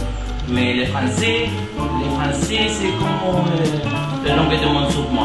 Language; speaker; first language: French; non-native, learner; Spanish